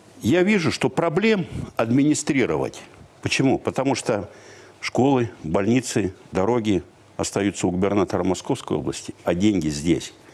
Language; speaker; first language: Russian; native; Russian